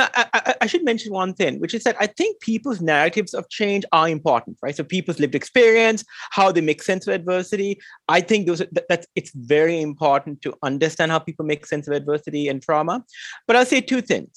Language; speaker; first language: English; non-native, local second language; Sinhala